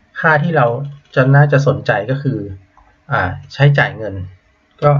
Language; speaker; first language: Thai; native; Thai